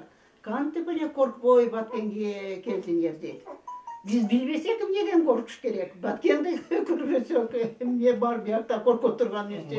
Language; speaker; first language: Kyrgyz; non-native, fluent; Russian